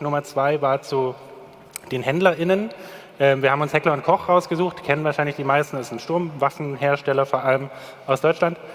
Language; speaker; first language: German; native; German